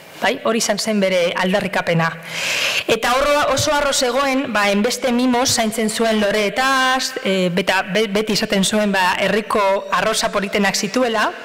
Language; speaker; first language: Basque; non-native, local second language; Spanish